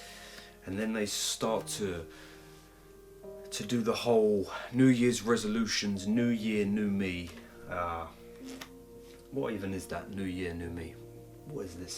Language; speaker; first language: English; native; English